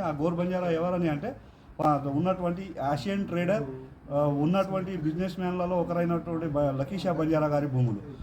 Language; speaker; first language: Telugu; non-native, local second language; Lambadi